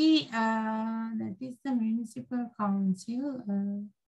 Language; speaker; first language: English; non-native, local second language; Sinhala